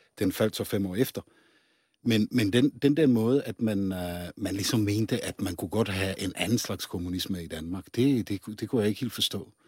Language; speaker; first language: Danish; non-native, fluent; Czech